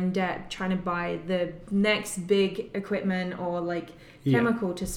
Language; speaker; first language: English; native; English